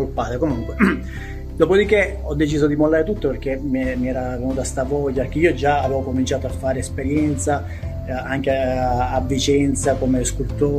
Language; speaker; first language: Italian; native; Italian